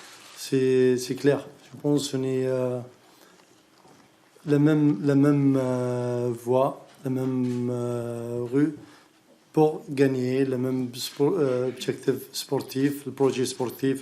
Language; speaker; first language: French; non-native, learner; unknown